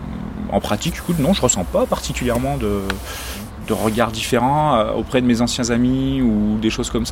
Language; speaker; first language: French; native; French